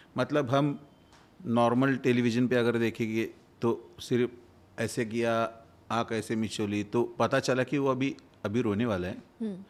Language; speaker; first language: Hindi; non-native, local second language; Marathi